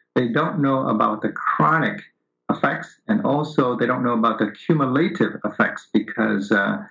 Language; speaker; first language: English; early bilingual, other home language; Vietnamese